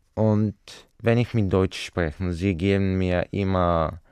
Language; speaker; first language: German; non-native, fluent; Bulgarian